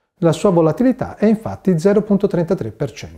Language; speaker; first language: Italian; native; Italian